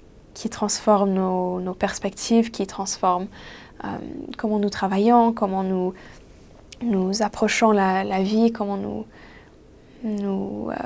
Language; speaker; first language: French; non-native, fluent; English